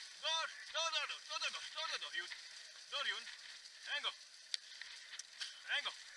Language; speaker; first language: Dutch; native; Dutch